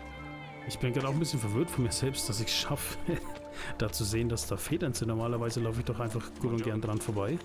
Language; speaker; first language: German; native; German